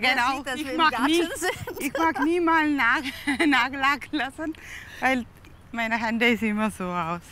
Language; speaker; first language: German; non-native, learner; Tamil